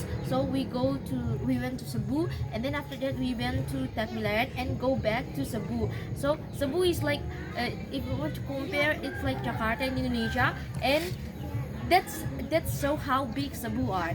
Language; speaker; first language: English; non-native, learner; Indonesian